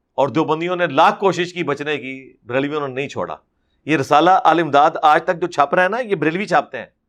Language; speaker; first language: Urdu; non-native, local second language; Punjabi